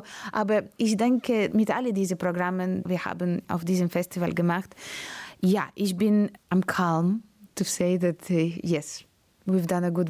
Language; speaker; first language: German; non-native, learner; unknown